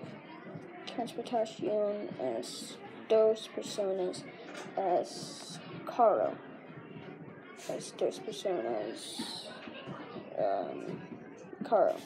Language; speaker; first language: Spanish; non-native, learner; English